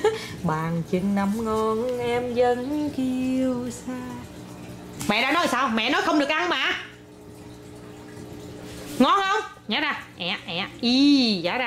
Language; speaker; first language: Vietnamese; native; Vietnamese